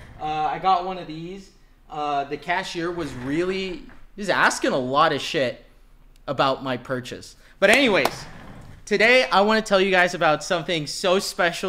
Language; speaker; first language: English; early bilingual, other home language; Spanish